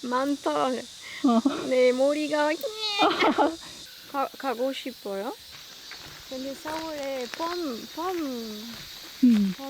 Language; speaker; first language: Korean; non-native, learner; French